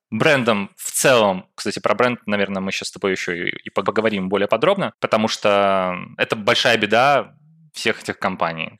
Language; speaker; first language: Russian; native; Russian